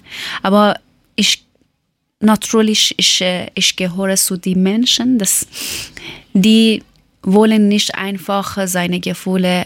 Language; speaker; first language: German; non-native, learner; Persian